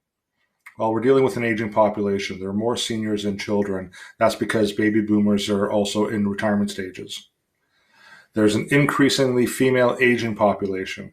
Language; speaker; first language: English; native; English